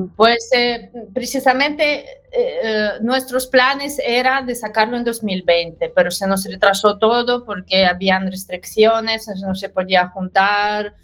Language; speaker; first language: Spanish; non-native, fluent; Russian